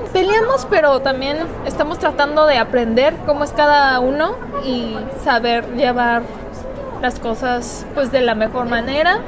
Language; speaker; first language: Spanish; early bilingual, other home language; Korean